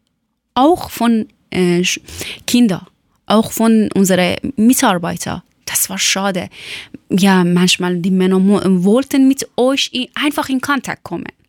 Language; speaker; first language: German; non-native, learner; Persian